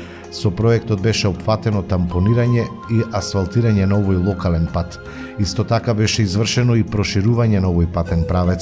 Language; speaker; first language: Macedonian; native; Macedonian